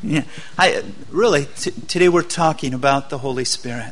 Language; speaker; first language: English; native; English